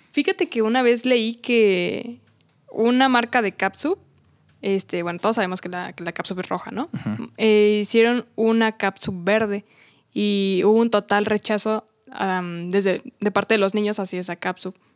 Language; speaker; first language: Spanish; native; Spanish